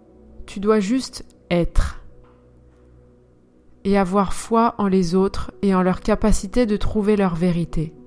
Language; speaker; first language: French; native; French